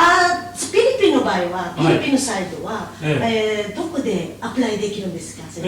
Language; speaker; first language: Japanese; non-native, learner; Filipino